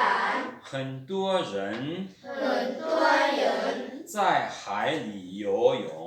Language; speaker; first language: Chinese; non-native, fluent; Lao